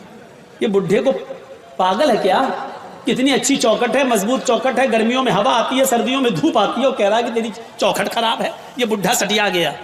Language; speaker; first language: Urdu; native; Urdu